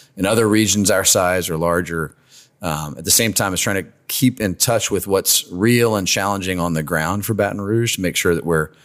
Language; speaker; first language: English; native; English